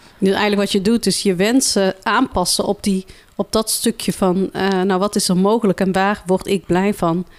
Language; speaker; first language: Dutch; early bilingual, other home language; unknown